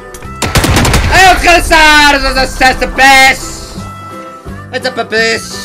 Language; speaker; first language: Japanese; native; Japanese